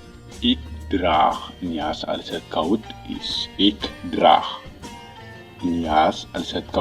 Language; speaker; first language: Dutch; non-native, fluent; Tigrinya